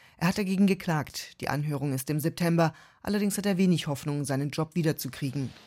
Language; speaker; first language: German; native; German